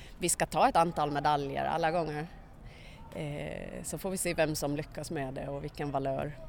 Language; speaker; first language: Swedish; native; Swedish